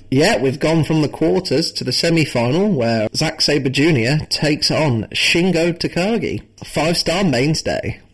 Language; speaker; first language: English; native; English